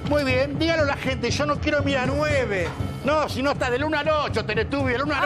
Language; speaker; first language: Spanish; native; Spanish